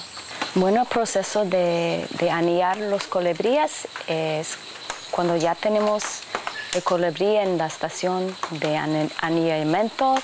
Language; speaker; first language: Spanish; non-native, fluent; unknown